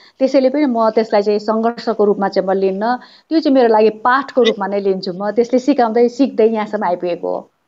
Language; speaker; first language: Nepali; native; Nepali